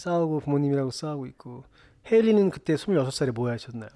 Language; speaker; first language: Korean; native; Korean